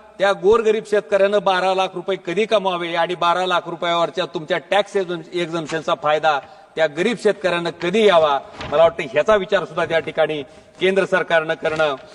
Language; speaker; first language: Marathi; native; Marathi